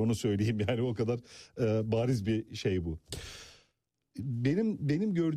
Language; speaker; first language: Turkish; native; Turkish